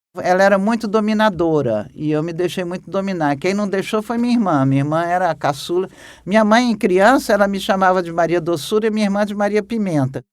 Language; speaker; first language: Portuguese; native; Portuguese